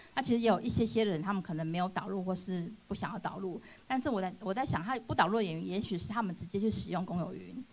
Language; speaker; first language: Chinese; native; Chinese